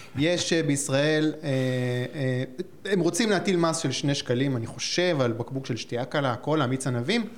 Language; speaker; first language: Hebrew; native; Hebrew